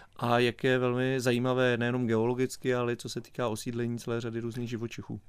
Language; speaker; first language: Czech; native; Czech